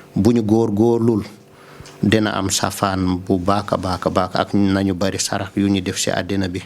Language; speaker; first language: Wolof; non-native, local second language; Fula